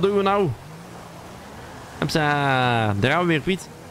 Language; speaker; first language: Dutch; native; Dutch